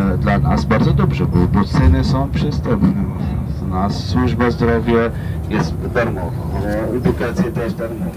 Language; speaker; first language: Polish; non-native, learner; Arabic